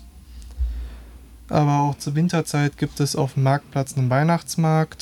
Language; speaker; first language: German; native; German